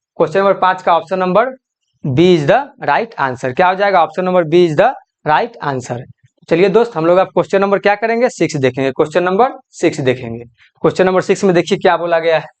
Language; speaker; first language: Hindi; native; Hindi